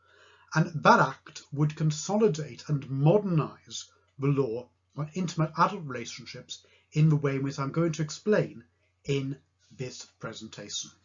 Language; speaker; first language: English; native; English